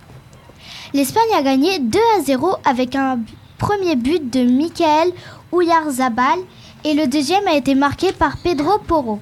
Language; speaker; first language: French; native; French